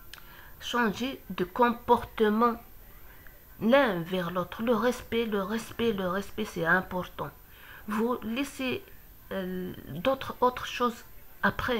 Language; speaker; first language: French; non-native, local second language; Kabyle